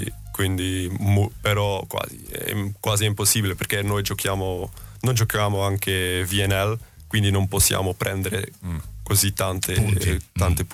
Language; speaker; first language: Italian; non-native, learner; Dutch